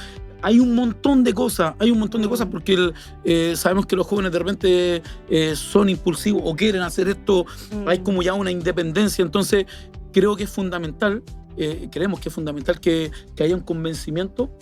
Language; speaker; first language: Spanish; native; Spanish